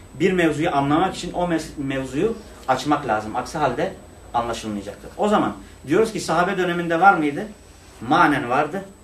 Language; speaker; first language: Turkish; non-native, local second language; Kurdish